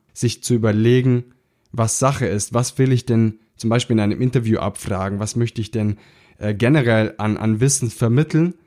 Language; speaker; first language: German; early bilingual, other home language; Italian